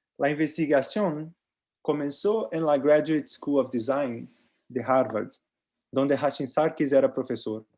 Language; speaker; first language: Spanish; non-native, learner; Portuguese